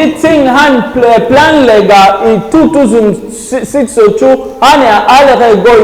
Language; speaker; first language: Swedish; non-native, learner; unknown